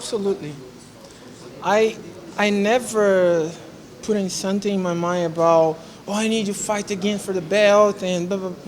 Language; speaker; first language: English; non-native, learner; Portuguese